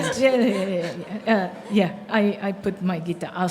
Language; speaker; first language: English; non-native, learner; Japanese